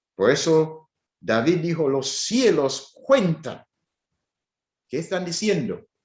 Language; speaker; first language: Spanish; non-native, fluent; English